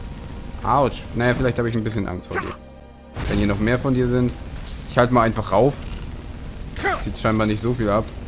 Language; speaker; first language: German; native; German